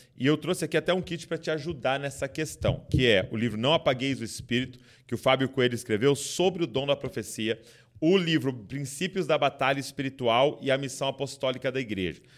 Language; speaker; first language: Portuguese; native; Portuguese